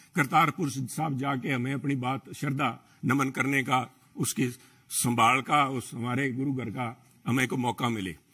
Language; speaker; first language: Hindi; native; Hindi